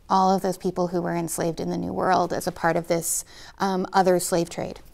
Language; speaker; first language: English; native; English